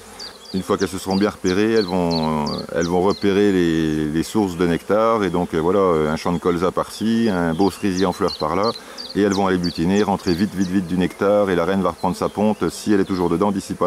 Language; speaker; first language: French; native; French